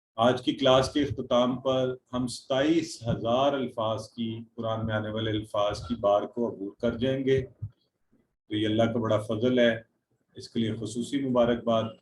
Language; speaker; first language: Urdu; native; Urdu